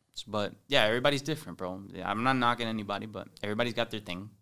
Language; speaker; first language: English; early bilingual, other home language; Spanish